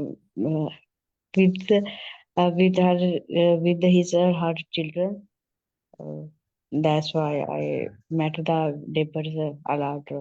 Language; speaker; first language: English; non-native, learner; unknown